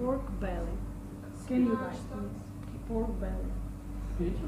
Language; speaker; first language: English; non-native, fluent; Russian